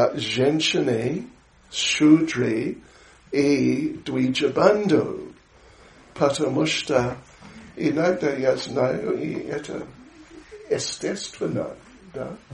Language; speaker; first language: Russian; non-native, learner; English